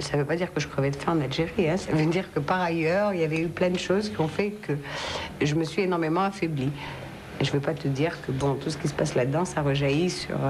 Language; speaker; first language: French; non-native, local second language; Arabic